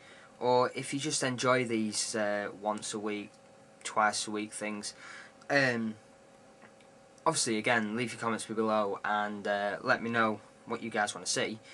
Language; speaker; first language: English; native; English